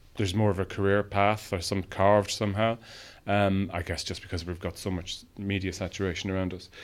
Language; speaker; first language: English; native; English